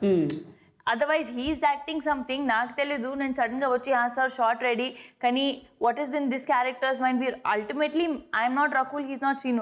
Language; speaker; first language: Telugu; non-native, fluent; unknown